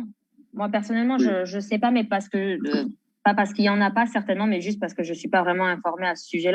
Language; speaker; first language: French; native; French